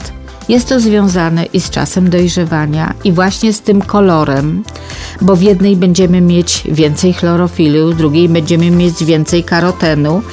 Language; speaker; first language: Polish; native; Polish